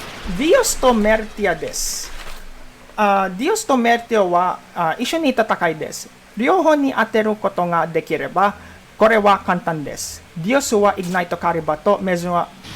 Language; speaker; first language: Japanese; non-native, learner; Filipino